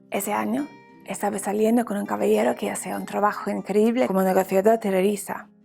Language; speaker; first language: Spanish; non-native, learner; English